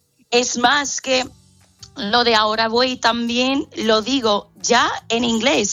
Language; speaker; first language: Spanish; non-native, fluent; English